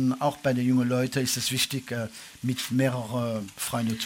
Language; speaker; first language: German; non-native, fluent; French